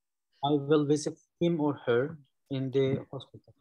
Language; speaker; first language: English; non-native, learner; Turkish